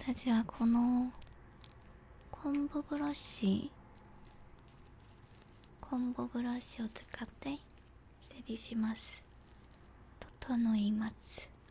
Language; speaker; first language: Japanese; non-native, learner; Korean